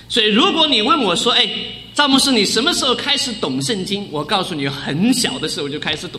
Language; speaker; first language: Chinese; native; Chinese